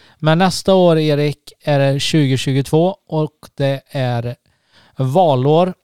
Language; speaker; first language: Swedish; native; Swedish